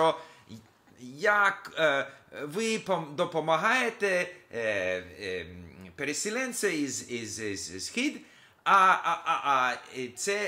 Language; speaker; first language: Ukrainian; non-native, learner; English